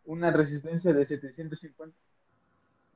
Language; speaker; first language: Spanish; native; Spanish